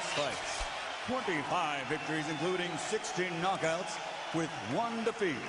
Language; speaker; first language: English; native; English